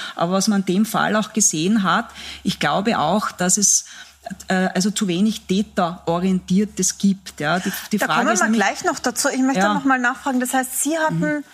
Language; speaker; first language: German; native; German